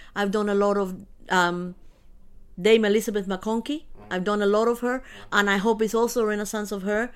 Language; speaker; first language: English; early bilingual, other home language; Spanish